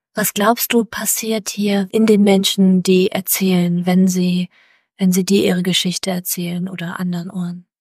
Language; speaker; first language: German; native; German